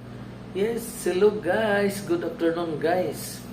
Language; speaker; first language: English; non-native, learner; Filipino